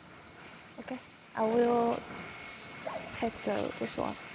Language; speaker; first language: English; non-native, learner; Chinese